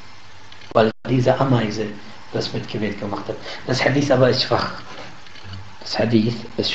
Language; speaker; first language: German; non-native, learner; Arabic